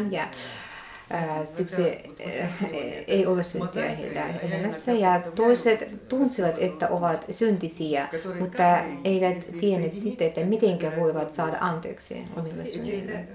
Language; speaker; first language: Finnish; non-native, fluent; Russian